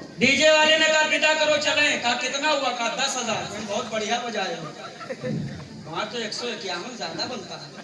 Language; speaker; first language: Hindi; native; Hindi